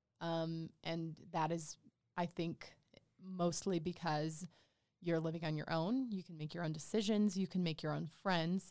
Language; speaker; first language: English; native; English